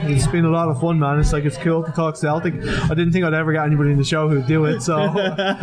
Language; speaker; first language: English; native; English